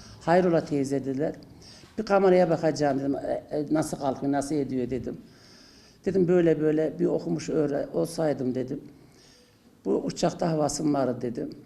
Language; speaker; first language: Turkish; non-native, local second language; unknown